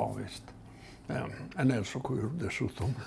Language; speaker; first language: Swedish; non-native, fluent; Italian